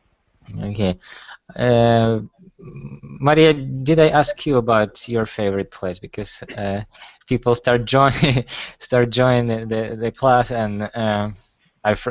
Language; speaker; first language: English; non-native, fluent; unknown